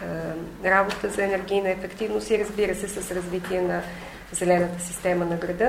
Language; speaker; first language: Bulgarian; native; Bulgarian